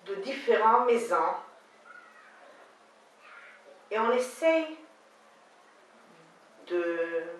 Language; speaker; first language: French; non-native, learner; Hebrew